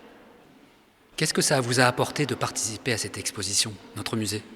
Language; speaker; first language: French; native; French